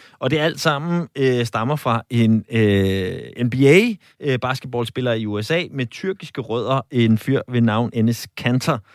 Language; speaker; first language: Danish; native; Danish